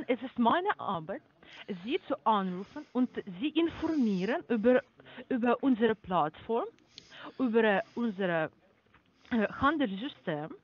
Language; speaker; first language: German; non-native, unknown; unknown